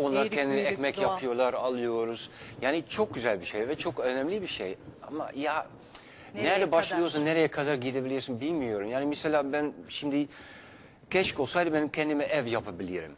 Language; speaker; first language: Turkish; non-native, fluent; Dutch